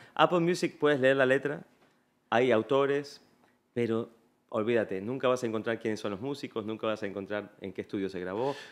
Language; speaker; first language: Spanish; native; Spanish